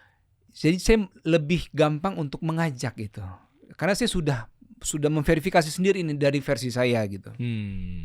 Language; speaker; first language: Indonesian; native; Indonesian